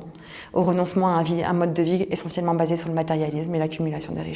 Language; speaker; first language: French; native; French